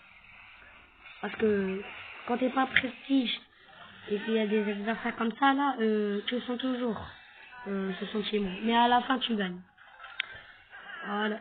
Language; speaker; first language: French; native; French